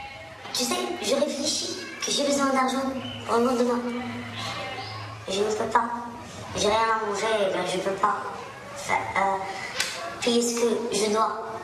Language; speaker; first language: French; non-native, local second language; Arabic